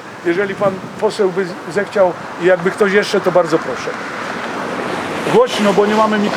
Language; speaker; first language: Polish; native; Polish